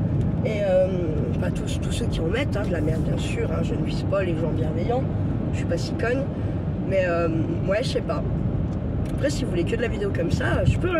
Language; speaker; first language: French; native; French